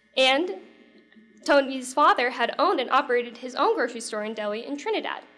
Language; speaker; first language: English; native; English